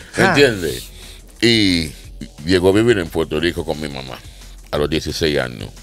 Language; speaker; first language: Spanish; non-native, fluent; English